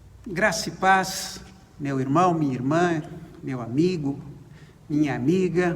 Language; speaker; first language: Portuguese; native; Portuguese